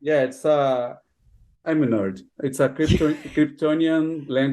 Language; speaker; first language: English; non-native, fluent; Portuguese